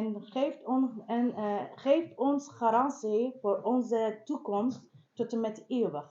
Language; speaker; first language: Dutch; non-native, learner; Persian